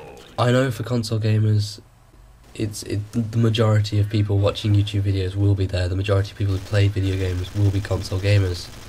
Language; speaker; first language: English; native; English